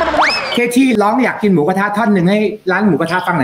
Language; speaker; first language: Thai; native; Thai